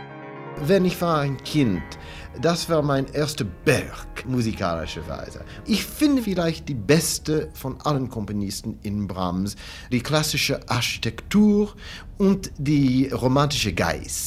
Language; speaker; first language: German; non-native, fluent; English